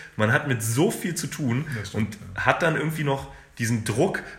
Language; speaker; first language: German; native; German